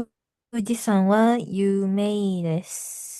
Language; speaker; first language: Japanese; non-native, learner; Indonesian